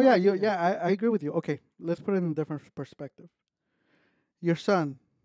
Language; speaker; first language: English; early bilingual, other home language; Spanish